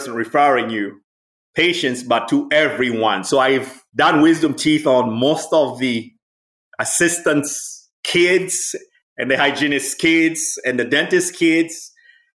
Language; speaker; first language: English; non-native, local second language; Swahili